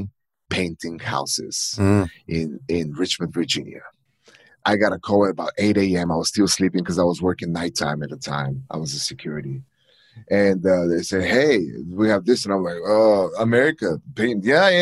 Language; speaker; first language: English; non-native, fluent; Bulgarian